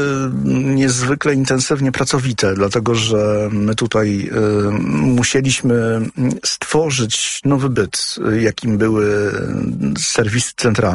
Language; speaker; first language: Polish; native; Polish